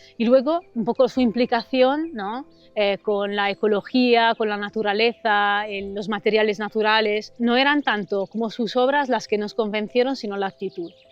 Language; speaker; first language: Spanish; non-native, fluent; Italian